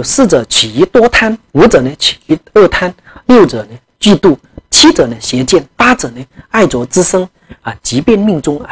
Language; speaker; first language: Chinese; non-native, local second language; Tibetan